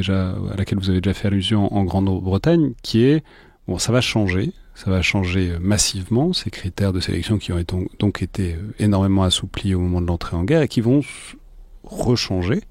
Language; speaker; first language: French; native; French